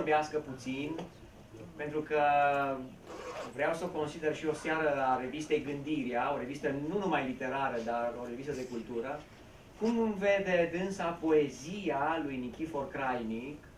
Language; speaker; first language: Romanian; native; Romanian